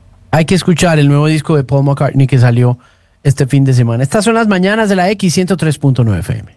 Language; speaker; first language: Spanish; native; Spanish